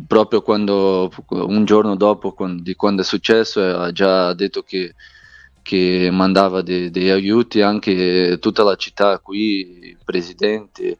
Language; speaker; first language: Italian; non-native, fluent; Portuguese